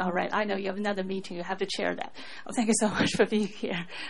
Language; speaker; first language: English; non-native, fluent; Chinese